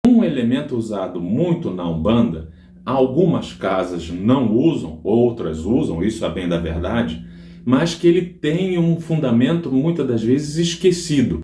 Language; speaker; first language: Portuguese; native; Portuguese